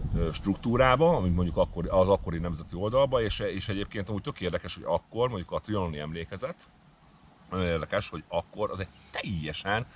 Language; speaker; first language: Hungarian; native; Hungarian